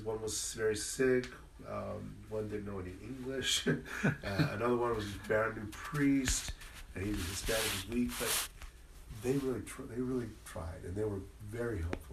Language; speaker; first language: English; early bilingual, other home language; Spanish